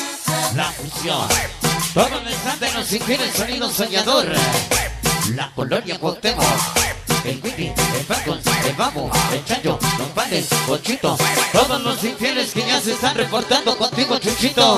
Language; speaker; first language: Spanish; native; Spanish